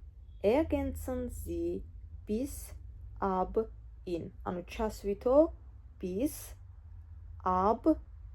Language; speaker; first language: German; non-native, fluent; Georgian